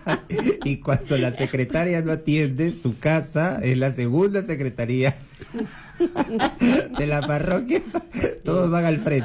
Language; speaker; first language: Spanish; native; Spanish